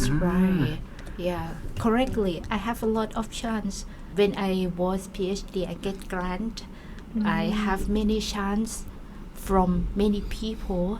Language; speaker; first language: English; non-native, learner; Thai